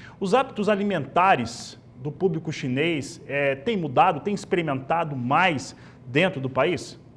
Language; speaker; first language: Portuguese; native; Portuguese